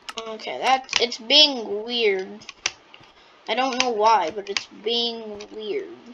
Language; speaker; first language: English; native; English